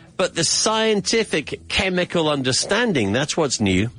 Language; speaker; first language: English; native; English